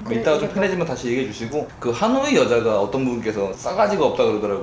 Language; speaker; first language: Korean; native; Korean